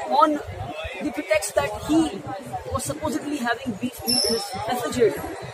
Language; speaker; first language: English; non-native, local second language; Urdu